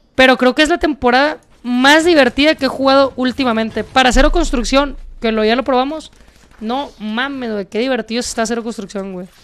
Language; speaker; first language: Spanish; native; Spanish